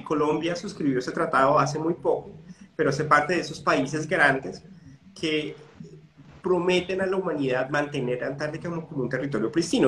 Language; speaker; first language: Spanish; native; Spanish